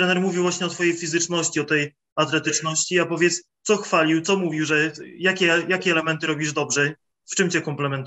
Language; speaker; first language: Polish; native; Polish